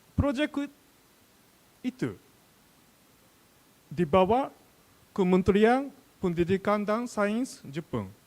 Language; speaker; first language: Indonesian; non-native, learner; Japanese